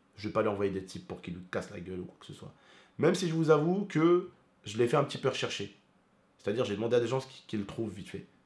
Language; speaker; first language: French; early bilingual, other home language; Arabic